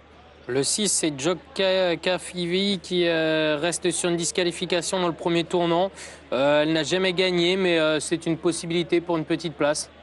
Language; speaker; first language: French; native; French